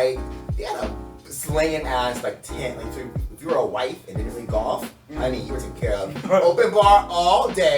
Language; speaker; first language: English; native; English